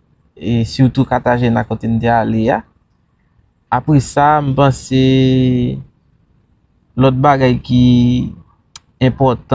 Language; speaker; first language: French; non-native, learner; Haitian Creole